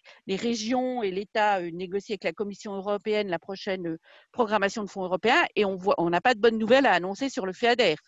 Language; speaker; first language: French; native; French